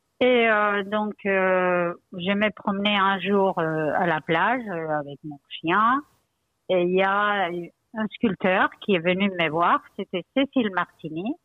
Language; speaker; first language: French; non-native, fluent; Spanish